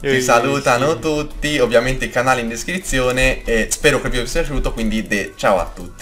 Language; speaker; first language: Italian; native; Italian